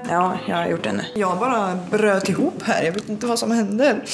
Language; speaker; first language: Swedish; native; Swedish